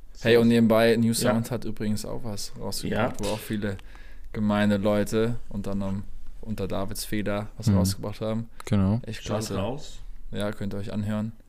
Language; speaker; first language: German; native; German